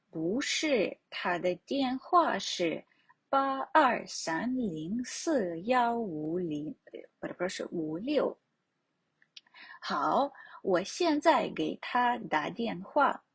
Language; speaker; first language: Chinese; non-native, fluent; Ukrainian